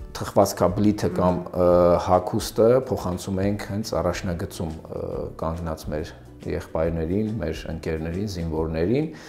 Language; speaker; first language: Armenian; early bilingual, other home language; Russian